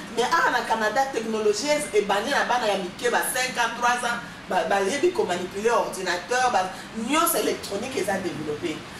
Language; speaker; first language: French; non-native, local second language; Lingala